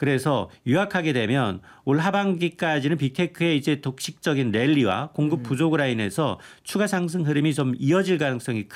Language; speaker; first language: Korean; native; Korean